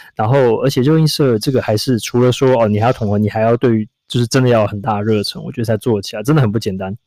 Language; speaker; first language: Chinese; native; Chinese